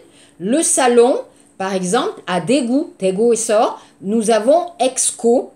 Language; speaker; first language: French; native; French